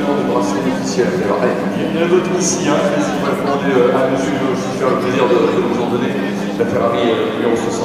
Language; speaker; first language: French; native; French